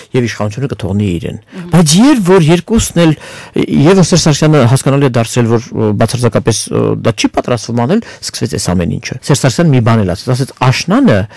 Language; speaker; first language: Armenian; native; Armenian